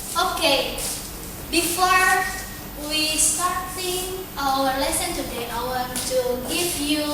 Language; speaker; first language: English; non-native, learner; Indonesian